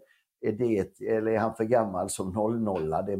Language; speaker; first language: Swedish; native; Swedish